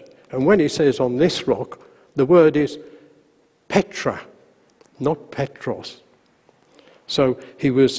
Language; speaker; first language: English; native; English